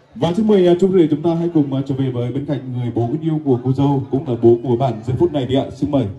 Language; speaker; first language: Vietnamese; non-native, local second language; Jarai